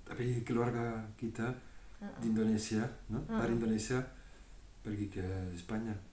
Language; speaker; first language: Indonesian; non-native, learner; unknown